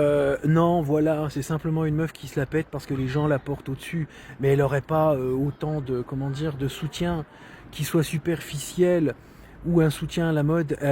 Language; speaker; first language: French; native; French